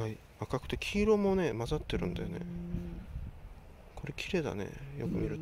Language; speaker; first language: Japanese; native; Japanese